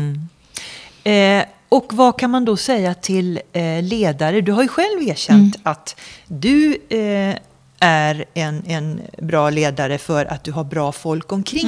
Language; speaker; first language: Swedish; native; Swedish